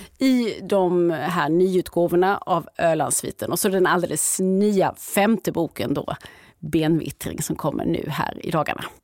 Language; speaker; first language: Swedish; native; Swedish